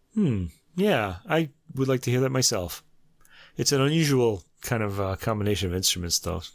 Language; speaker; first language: English; native; English